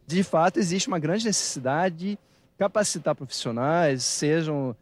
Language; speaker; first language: Portuguese; non-native, fluent; French